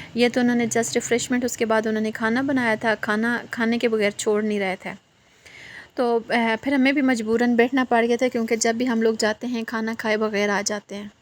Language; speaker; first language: Urdu; non-native, local second language; Northern Hindko